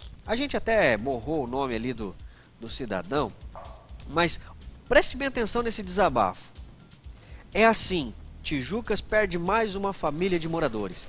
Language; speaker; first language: Portuguese; native; Portuguese